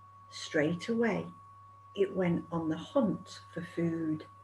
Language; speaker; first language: English; native; English